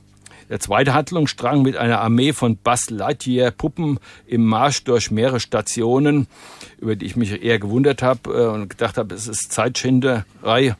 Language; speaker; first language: German; native; German